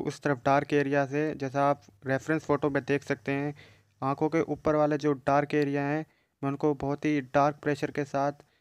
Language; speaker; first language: Hindi; native; Hindi